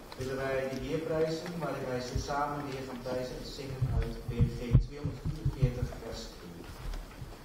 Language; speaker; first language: Dutch; early bilingual, other home language; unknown